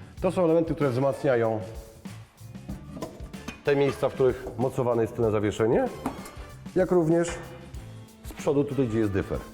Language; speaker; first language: Polish; native; Polish